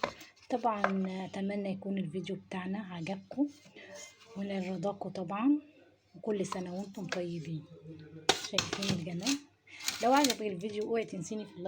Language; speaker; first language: Arabic; native; Arabic